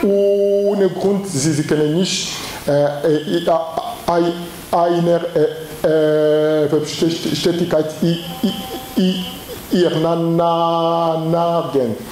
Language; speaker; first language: German; non-native, learner; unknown